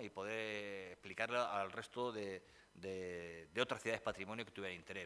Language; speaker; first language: Spanish; native; Spanish